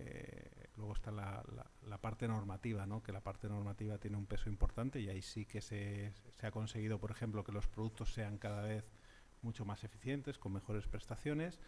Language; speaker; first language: Spanish; native; Spanish